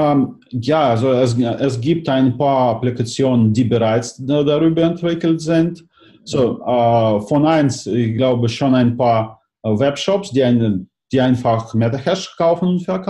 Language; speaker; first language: German; non-native, fluent; Russian